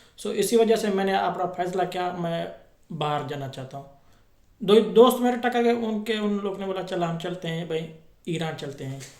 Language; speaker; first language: Urdu; non-native, local second language; Sindhi